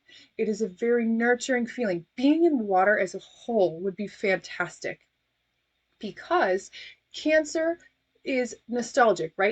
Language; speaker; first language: English; native; English